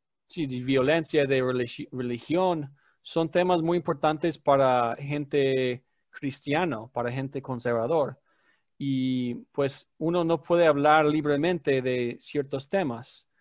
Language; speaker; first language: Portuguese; non-native, learner; English